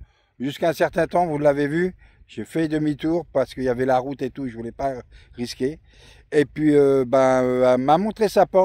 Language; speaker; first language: French; native; French